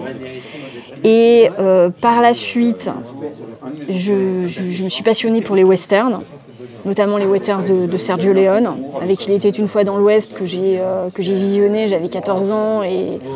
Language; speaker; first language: French; native; French